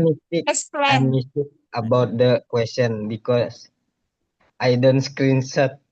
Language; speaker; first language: English; non-native, learner; Indonesian